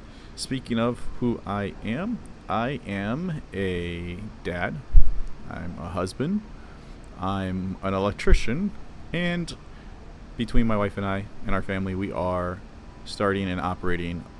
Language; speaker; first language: English; native; English